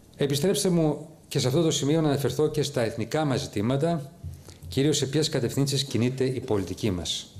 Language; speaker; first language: Greek; early bilingual, heritage; Greek